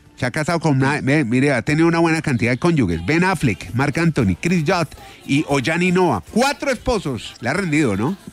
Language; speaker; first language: Spanish; native; Spanish